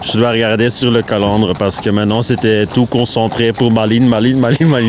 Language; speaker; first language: French; non-native, local second language; Dutch